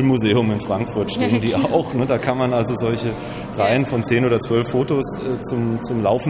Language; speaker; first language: German; native; German